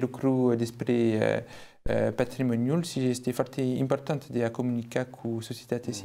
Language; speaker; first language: Romanian; non-native, fluent; French